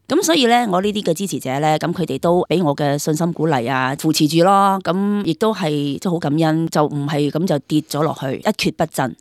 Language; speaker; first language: Cantonese; native; Cantonese